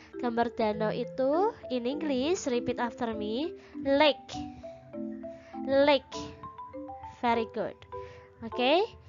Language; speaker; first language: English; non-native, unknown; Indonesian